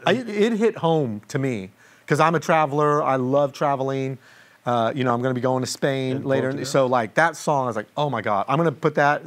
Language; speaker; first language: English; native; English